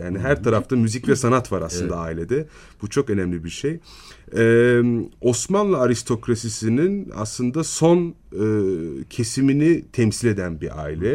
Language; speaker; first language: Turkish; native; Turkish